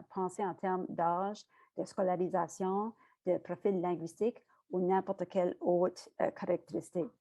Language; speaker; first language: French; native; French